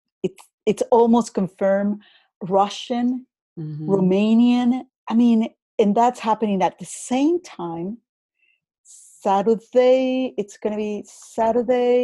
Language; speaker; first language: English; non-native, fluent; Spanish